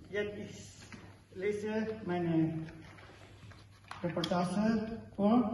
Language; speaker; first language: Dutch; non-native, learner; Indonesian